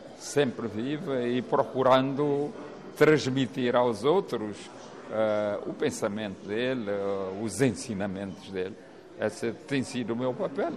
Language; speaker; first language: Portuguese; non-native, local second language; Kabuverdianu